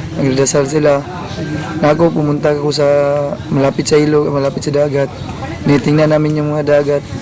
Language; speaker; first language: Filipino; non-native, local second language; Cebuano